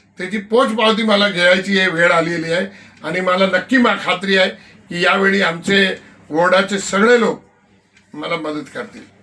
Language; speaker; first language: Marathi; non-native, local second language; Gujarati